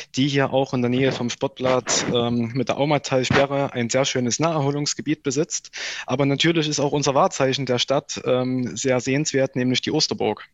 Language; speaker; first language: German; native; German